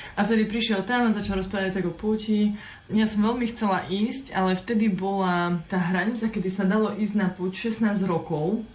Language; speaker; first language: Slovak; native; Slovak